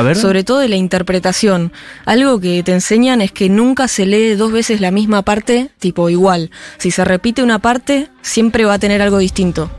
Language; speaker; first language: Spanish; native; Spanish